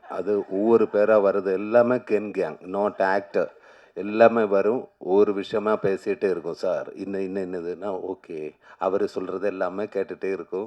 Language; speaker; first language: Tamil; non-native, learner; Malayalam